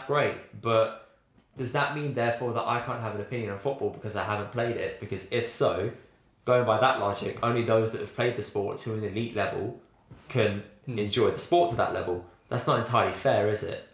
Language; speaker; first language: English; native; English